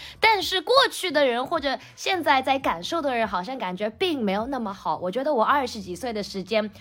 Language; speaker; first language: Chinese; native; Chinese